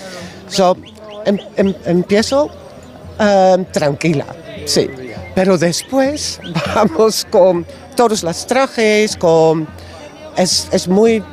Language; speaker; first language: Spanish; non-native, learner; Dutch